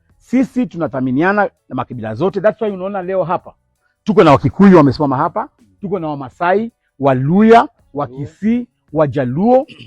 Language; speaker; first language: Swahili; non-native, local second language; Luyia